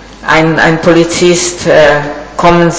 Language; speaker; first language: German; non-native, fluent; Italian